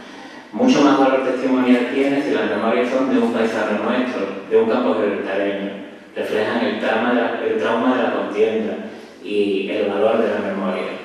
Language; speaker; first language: Spanish; native; Spanish